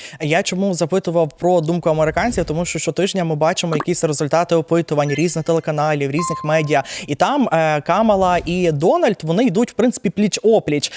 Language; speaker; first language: Ukrainian; native; Ukrainian